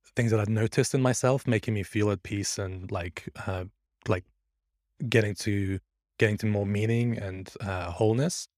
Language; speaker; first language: English; early bilingual, other home language; Persian